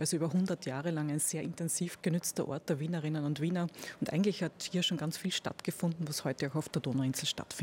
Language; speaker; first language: German; native; German